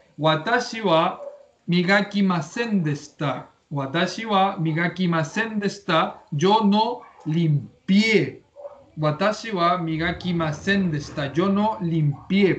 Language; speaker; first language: Spanish; native; Spanish